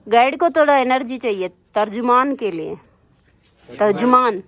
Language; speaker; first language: Hindi; non-native, local second language; Telugu